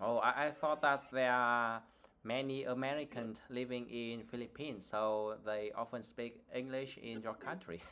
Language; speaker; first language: English; non-native, learner; Vietnamese